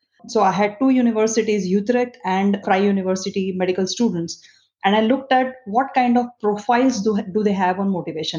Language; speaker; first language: English; non-native, local second language; Marathi